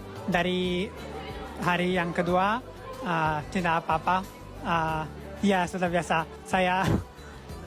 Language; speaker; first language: Indonesian; non-native, learner; Italian